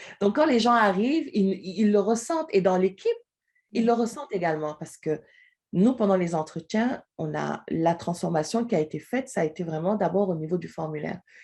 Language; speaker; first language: French; non-native, local second language; Wolof